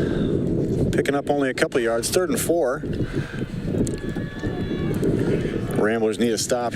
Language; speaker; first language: English; native; English